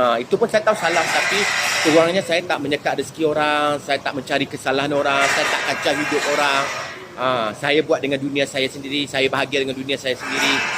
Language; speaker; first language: Malay; native; Malay